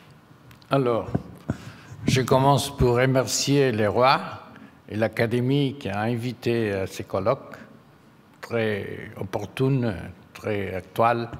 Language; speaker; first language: French; non-native, fluent; Spanish